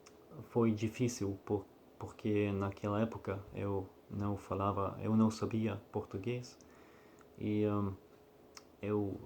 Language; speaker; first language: Portuguese; non-native, learner; Russian